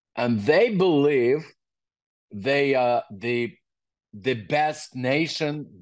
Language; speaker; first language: English; non-native, learner; Ukrainian